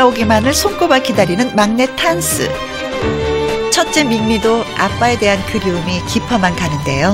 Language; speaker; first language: Korean; native; Korean